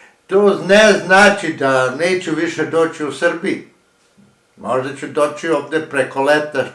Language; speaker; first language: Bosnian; early bilingual, heritage; Croatian